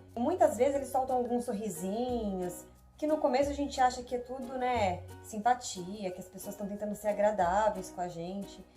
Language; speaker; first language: Portuguese; native; Portuguese